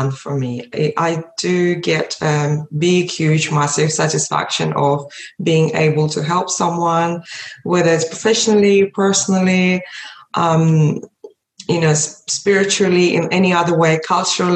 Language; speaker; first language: English; early bilingual, other home language; Russian